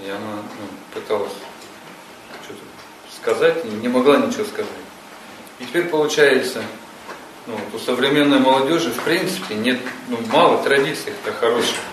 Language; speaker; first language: Russian; native; Russian